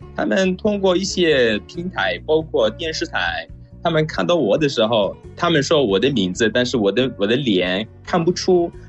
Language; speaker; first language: Chinese; non-native, fluent; Persian